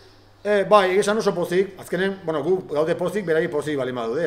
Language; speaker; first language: Basque; native; Basque